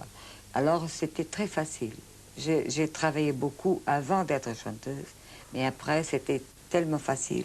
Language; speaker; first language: French; non-native, fluent; Portuguese